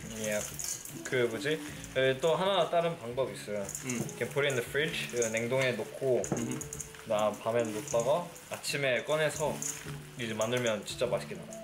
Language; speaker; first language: Korean; early bilingual, heritage; English